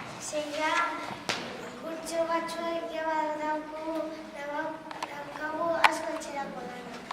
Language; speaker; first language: Basque; non-native, local second language; Spanish